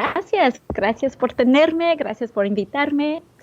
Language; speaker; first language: Spanish; early bilingual, heritage; English